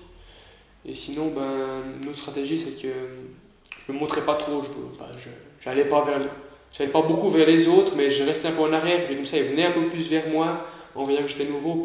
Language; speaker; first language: French; native; French